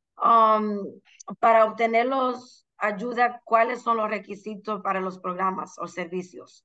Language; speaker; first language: Spanish; early bilingual, heritage; Spanish